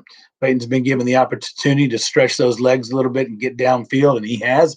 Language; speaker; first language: English; native; English